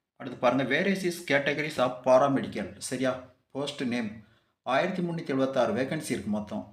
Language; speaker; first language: Tamil; native; Tamil